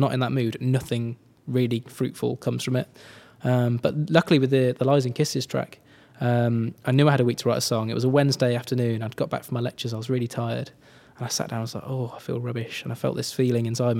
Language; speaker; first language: English; native; English